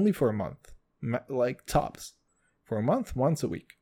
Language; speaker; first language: English; non-native, fluent; Kazakh